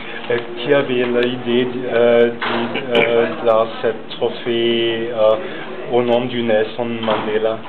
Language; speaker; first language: French; non-native, learner; German